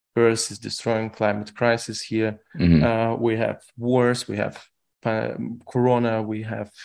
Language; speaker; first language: English; non-native, fluent; Russian